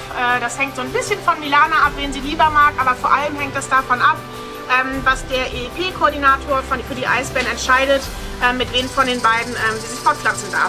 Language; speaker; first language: German; native; German